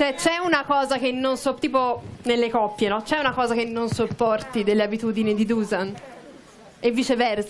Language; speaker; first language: Italian; native; Italian